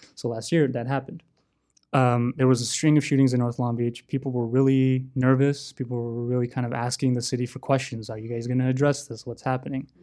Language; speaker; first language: English; native; English